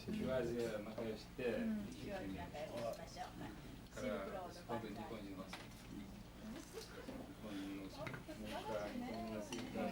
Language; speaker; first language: Japanese; non-native, learner; Kyrgyz